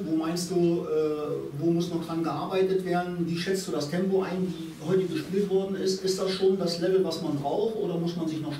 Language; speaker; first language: German; native; German